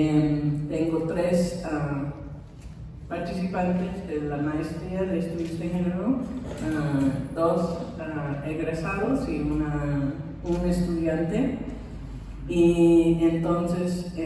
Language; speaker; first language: Spanish; non-native, fluent; English